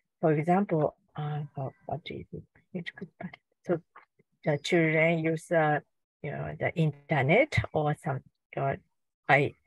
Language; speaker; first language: English; non-native, learner; Japanese